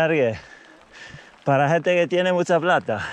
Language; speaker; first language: Spanish; non-native, learner; Italian